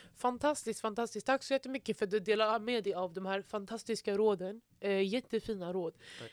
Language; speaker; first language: Swedish; early bilingual, other home language; Arabic